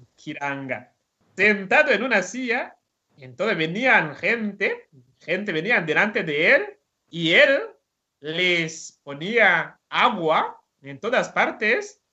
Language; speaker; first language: Spanish; non-native, fluent; Rundi